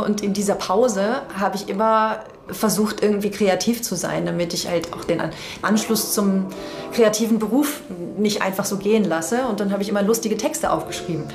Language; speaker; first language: German; native; German